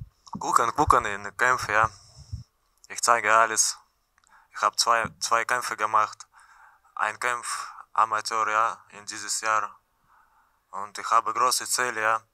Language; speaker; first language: German; non-native, learner; Russian